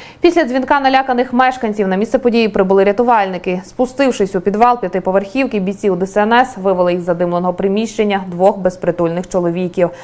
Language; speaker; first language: Ukrainian; native; Ukrainian